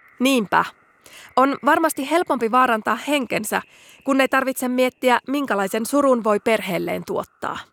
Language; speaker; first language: Finnish; native; Finnish